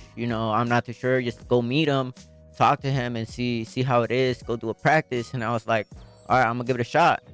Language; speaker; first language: English; early bilingual, other home language; Spanish